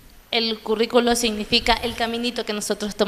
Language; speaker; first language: Spanish; native; Spanish